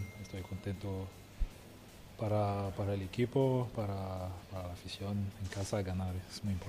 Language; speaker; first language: Spanish; non-native, fluent; French